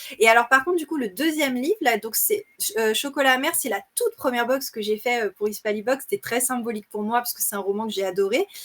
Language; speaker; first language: French; native; French